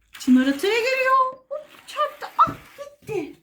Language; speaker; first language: Turkish; native; Turkish